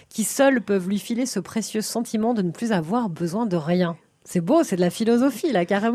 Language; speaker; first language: French; native; French